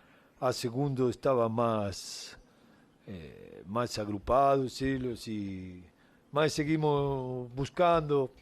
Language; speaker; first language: Portuguese; non-native, learner; Spanish